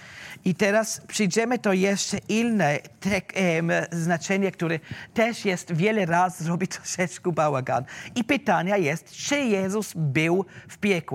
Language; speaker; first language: Polish; non-native, learner; German